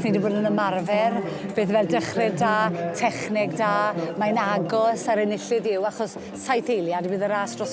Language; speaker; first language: Welsh; native; Welsh